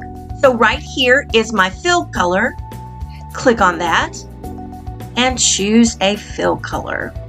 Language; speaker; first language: English; native; English